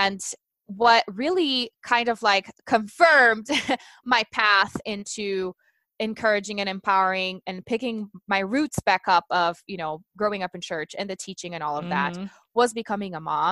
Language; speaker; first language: English; non-native, fluent; Portuguese